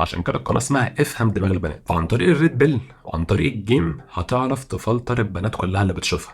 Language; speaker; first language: Arabic; native; Arabic